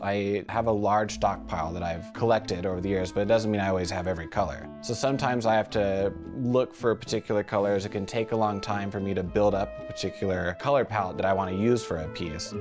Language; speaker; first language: English; native; English